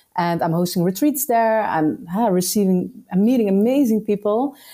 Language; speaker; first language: English; non-native, fluent; Dutch